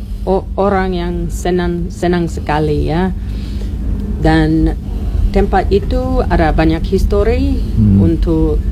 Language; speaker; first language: Indonesian; non-native, learner; English